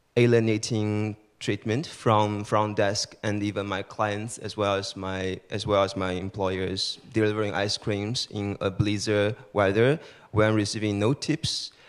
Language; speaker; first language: English; early bilingual, other home language; Chinese